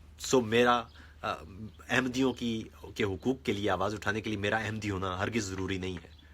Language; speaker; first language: Urdu; non-native, local second language; Pahari-Potwari